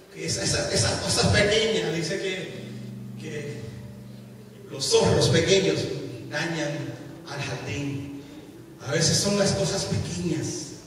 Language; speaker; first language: Spanish; early bilingual, heritage; Spanish